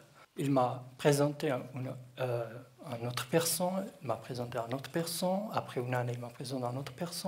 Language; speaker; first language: French; non-native, learner; Kurdish